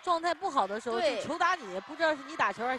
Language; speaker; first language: Chinese; native; Chinese